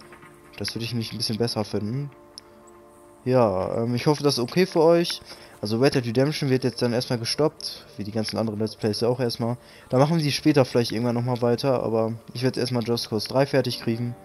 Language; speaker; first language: German; native; German